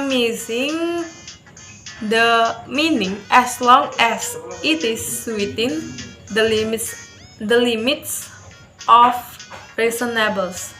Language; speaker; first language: English; non-native, learner; Indonesian